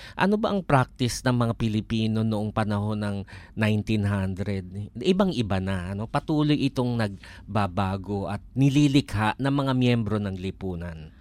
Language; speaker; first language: Filipino; native; Filipino